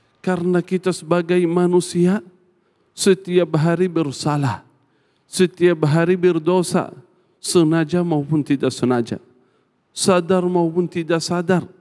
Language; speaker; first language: Malay; non-native, fluent; Arabic